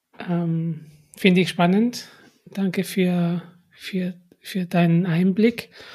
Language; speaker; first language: German; non-native, fluent; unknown